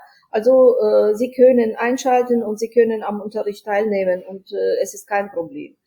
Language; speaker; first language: German; non-native, fluent; Ukrainian